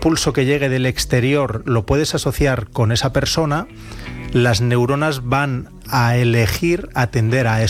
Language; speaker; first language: Spanish; native; Spanish